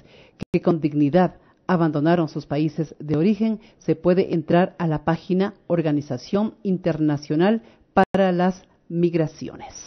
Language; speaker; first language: Spanish; native; Spanish